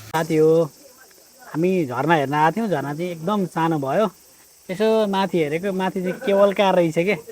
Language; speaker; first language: Nepali; native; Nepali